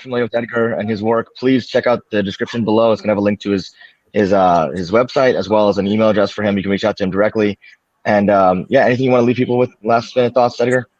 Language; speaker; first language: English; native; English